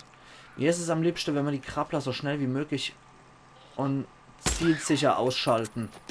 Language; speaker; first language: German; native; German